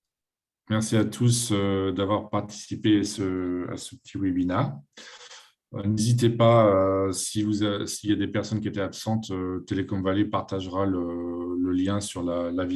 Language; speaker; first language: French; native; French